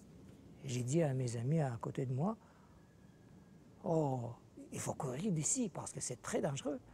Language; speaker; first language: French; non-native, fluent; Russian